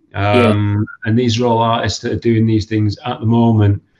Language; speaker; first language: English; native; English